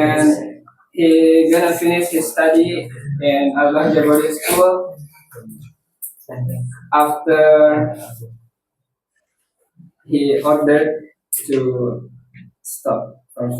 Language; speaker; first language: English; non-native, learner; Indonesian